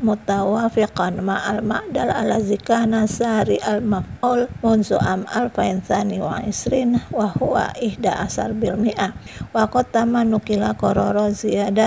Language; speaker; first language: Arabic; non-native, fluent; Indonesian